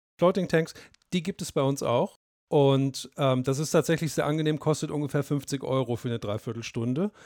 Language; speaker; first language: German; native; German